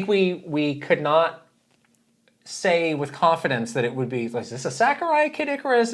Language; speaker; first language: English; native; English